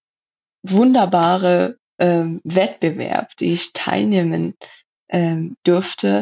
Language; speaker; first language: German; non-native, learner; Persian